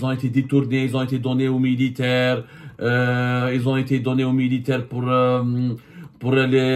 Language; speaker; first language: French; non-native, local second language; Arabic